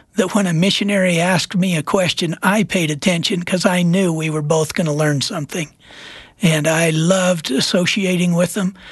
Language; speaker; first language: English; native; English